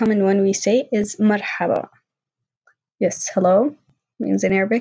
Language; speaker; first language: English; non-native, fluent; Arabic